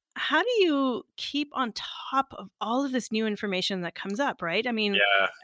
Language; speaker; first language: English; native; English